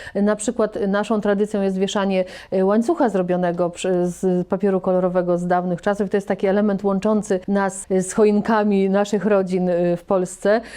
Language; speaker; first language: Polish; native; Polish